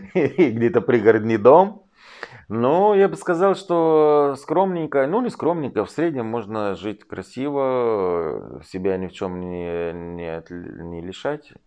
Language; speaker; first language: Russian; non-native, fluent; Arabic